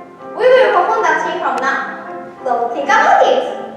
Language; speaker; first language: English; non-native, learner; Japanese